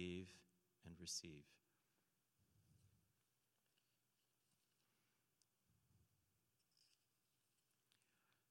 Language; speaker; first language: English; native; English